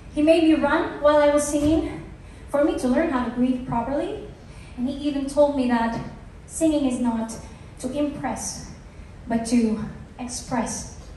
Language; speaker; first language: English; non-native, local second language; Filipino